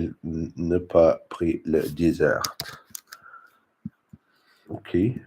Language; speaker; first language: French; non-native, learner; English